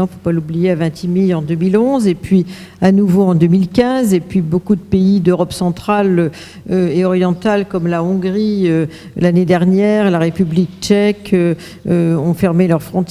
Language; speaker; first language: French; native; French